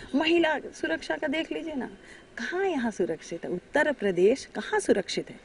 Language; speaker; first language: Hindi; native; Hindi